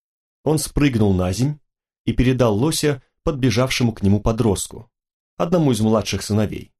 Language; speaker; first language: Russian; native; Russian